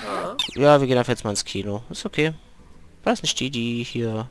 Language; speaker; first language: German; native; German